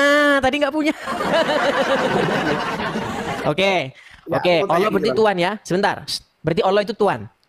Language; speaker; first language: Indonesian; native; Indonesian